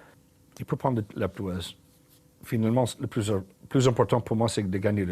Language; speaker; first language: French; non-native, learner; English